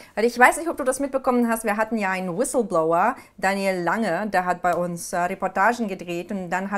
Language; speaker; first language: German; non-native, fluent; Ukrainian